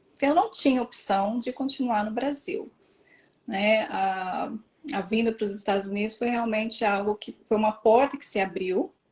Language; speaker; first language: Portuguese; native; Portuguese